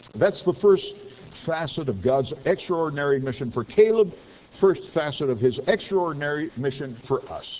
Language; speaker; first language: English; non-native, fluent; French